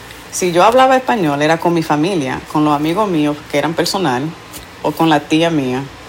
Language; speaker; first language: Spanish; early bilingual, heritage; Spanish